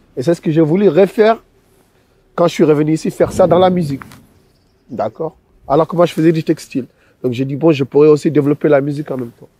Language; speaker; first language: French; non-native, local second language; Wolof